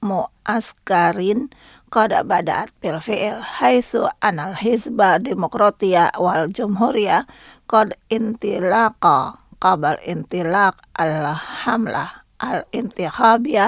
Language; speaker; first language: Arabic; non-native, fluent; Indonesian